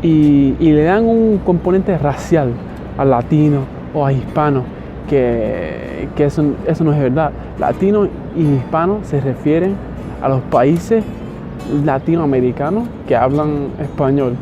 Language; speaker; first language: Spanish; early bilingual, heritage; Spanish